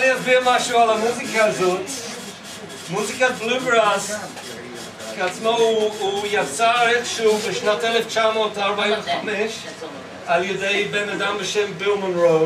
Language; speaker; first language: Hebrew; non-native, fluent; English